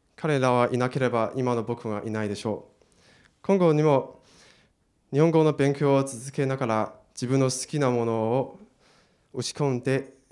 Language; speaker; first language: Japanese; non-native, learner; Chinese